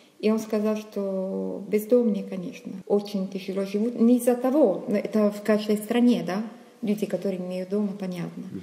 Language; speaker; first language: Russian; non-native, fluent; Italian